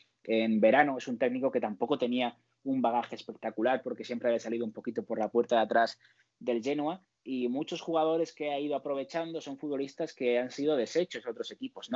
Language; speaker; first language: Spanish; native; Spanish